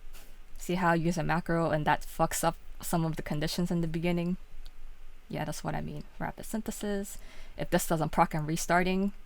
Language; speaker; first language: English; native; English